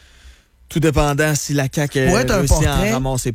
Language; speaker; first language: French; native; French